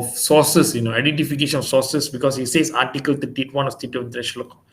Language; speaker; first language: English; non-native, local second language; Malay